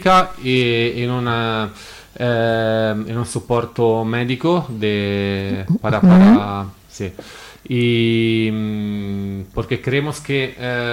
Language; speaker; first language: Spanish; non-native, learner; Italian